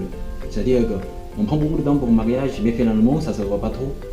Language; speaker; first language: French; non-native, fluent; Chinese